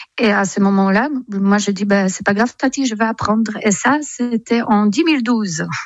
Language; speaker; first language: French; non-native, fluent; Polish